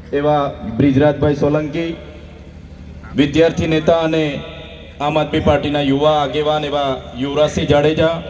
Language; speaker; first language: Gujarati; non-native, local second language; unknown